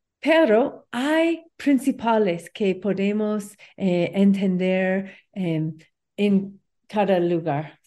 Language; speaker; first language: Spanish; non-native, learner; English